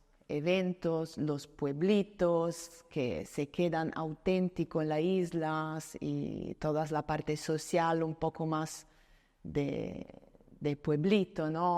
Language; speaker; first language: Spanish; non-native, fluent; Italian